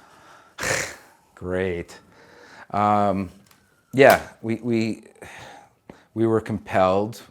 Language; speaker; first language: English; native; English